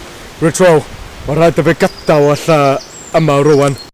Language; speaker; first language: Welsh; non-native, learner; English